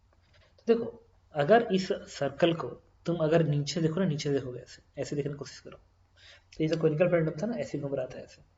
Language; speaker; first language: Hindi; native; Hindi